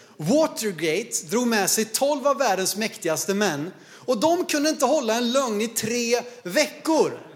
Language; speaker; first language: Swedish; native; Swedish